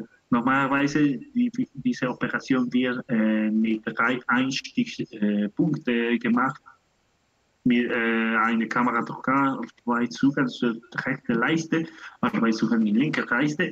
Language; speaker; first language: German; non-native, learner; Spanish